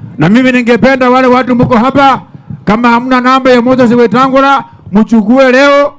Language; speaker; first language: Swahili; non-native, local second language; Luyia